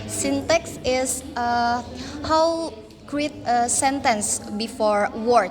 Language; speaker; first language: English; non-native, learner; Indonesian